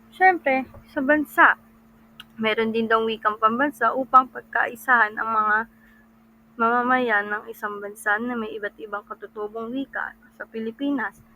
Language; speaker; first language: Filipino; non-native, local second language; Cebuano